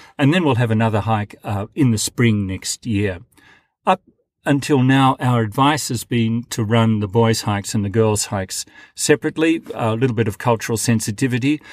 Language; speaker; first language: English; native; English